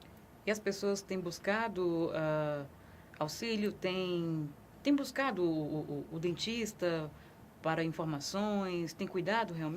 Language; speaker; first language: Portuguese; native; Portuguese